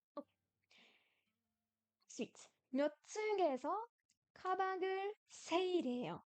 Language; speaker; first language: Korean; non-native, fluent; French